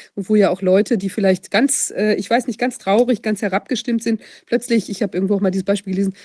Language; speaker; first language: German; native; German